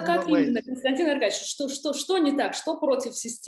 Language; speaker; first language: Russian; native; Russian